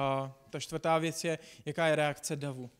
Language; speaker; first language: Czech; non-native, fluent; English